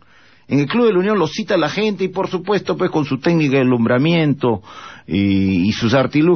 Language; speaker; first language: Spanish; native; Spanish